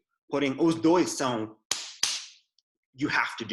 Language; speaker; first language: Portuguese; non-native, fluent; English